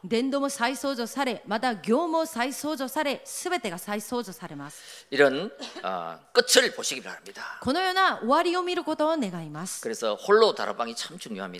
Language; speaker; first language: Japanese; non-native, fluent; Korean